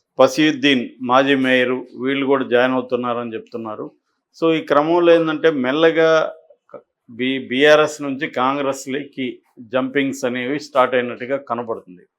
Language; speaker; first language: Telugu; native; Telugu